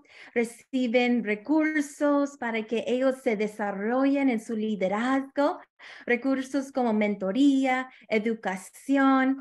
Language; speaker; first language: Spanish; early bilingual, heritage; Spanish